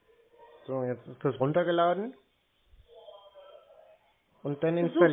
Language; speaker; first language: German; native; German